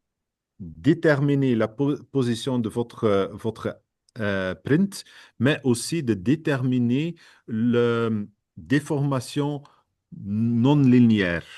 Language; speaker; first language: French; non-native, fluent; Dutch